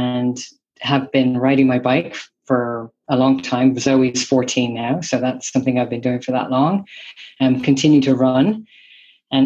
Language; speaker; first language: English; native; English